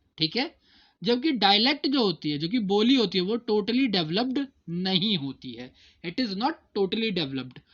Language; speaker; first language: Hindi; native; Hindi